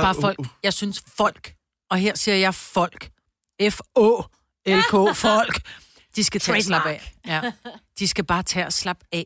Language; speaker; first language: Danish; native; Danish